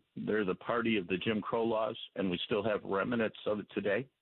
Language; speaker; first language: English; native; English